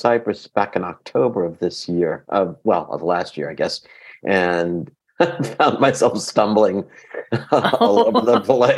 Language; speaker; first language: English; early bilingual, other home language; Greek